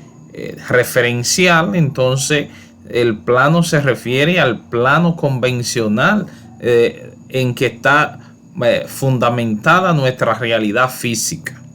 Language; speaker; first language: Spanish; native; Spanish